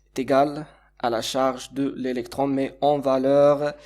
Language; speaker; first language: French; non-native, local second language; Arabic